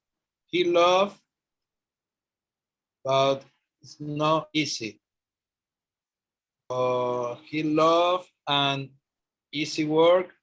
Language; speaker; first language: English; non-native, learner; Spanish